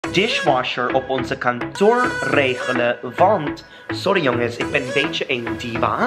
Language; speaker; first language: Dutch; non-native, learner; English